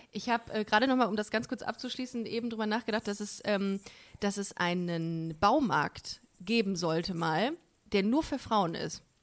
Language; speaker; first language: German; native; German